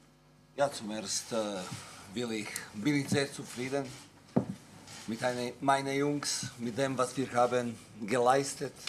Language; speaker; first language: German; non-native, fluent; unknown